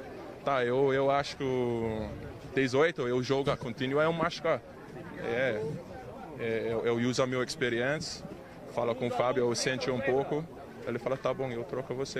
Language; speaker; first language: Portuguese; non-native, learner; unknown